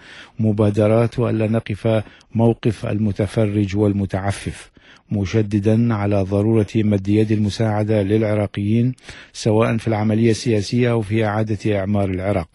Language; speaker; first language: Arabic; native; Arabic